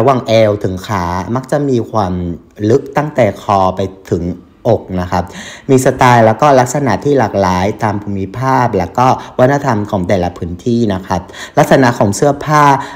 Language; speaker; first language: Thai; non-native, fluent; Vietnamese